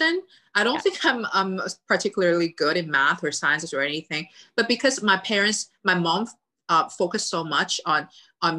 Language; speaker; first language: English; early bilingual, other home language; Cantonese